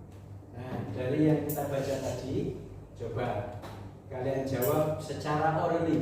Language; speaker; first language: Indonesian; native; Indonesian